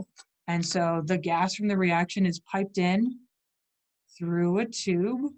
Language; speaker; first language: English; native; English